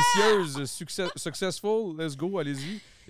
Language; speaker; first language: French; native; French